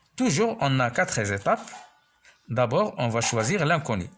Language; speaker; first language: French; non-native, local second language; Arabic